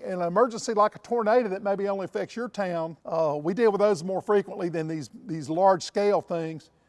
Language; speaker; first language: English; native; English